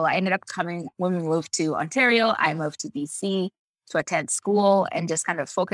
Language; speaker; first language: English; non-native, fluent; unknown